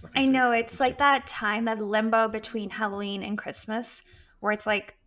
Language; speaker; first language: English; early bilingual, other home language; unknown